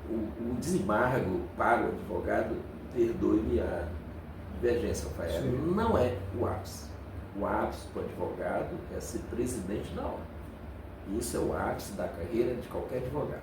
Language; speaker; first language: Portuguese; native; Portuguese